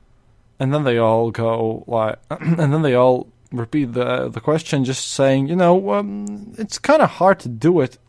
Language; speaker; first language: English; non-native, fluent; Latvian